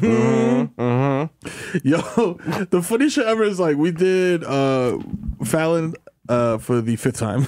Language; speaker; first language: English; early bilingual, other home language; Spanish